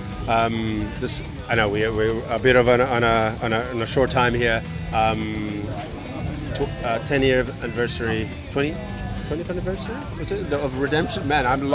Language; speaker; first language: English; non-native, fluent; Portuguese